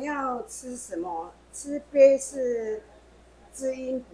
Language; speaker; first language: Chinese; native; Chinese